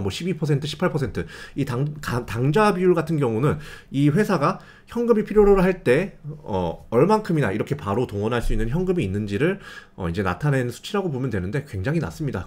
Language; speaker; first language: Korean; native; Korean